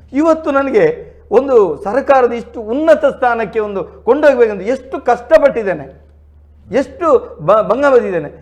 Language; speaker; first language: Kannada; non-native, local second language; Tulu